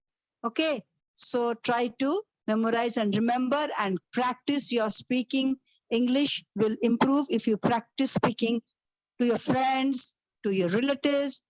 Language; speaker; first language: English; non-native, local second language; Odia